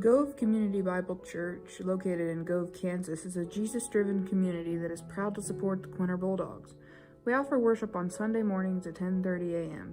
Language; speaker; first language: English; native; English